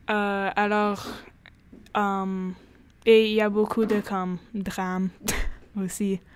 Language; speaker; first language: French; non-native, local second language; English